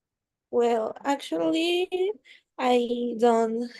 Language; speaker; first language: English; non-native, learner; Spanish